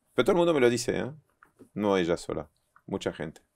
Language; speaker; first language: Spanish; non-native, fluent; French